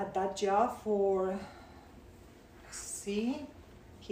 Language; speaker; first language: English; non-native, fluent; Spanish